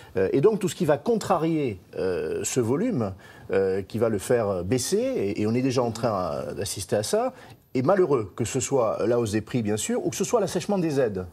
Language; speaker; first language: French; native; French